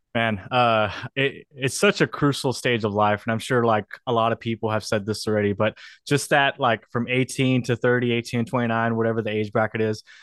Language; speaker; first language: English; native; English